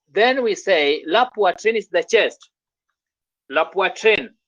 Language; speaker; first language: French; non-native, fluent; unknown